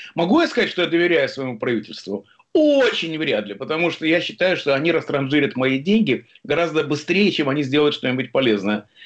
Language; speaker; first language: Russian; native; Russian